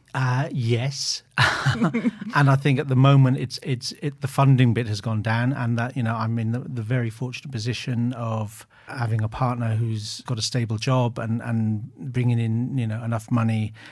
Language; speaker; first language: English; native; English